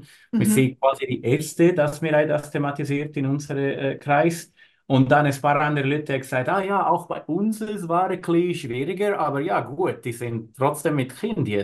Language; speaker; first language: German; non-native, learner; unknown